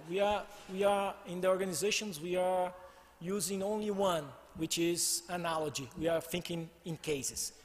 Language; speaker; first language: English; non-native, fluent; Portuguese